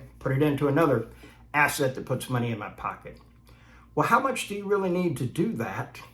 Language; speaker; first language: English; native; English